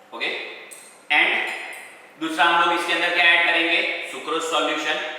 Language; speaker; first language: Hindi; non-native, local second language; Gujarati